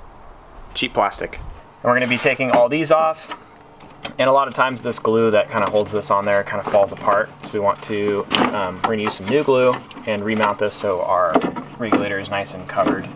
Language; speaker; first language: English; native; English